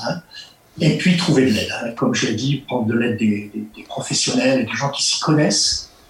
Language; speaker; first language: French; native; French